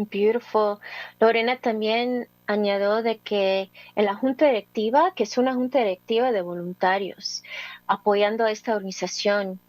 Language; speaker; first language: Spanish; early bilingual, heritage; English